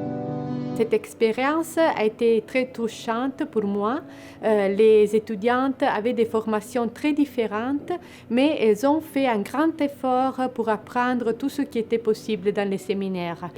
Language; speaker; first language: French; non-native, fluent; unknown